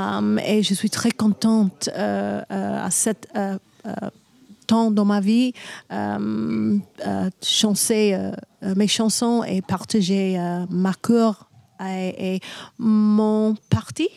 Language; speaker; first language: French; non-native, learner; English